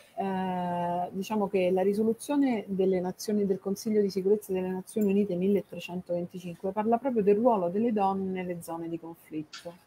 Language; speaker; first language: Italian; native; Italian